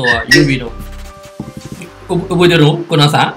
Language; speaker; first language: Japanese; non-native, learner; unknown